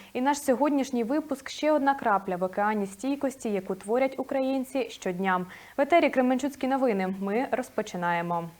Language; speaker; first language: Ukrainian; native; Ukrainian